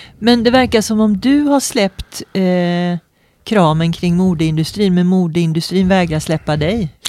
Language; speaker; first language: Swedish; native; Swedish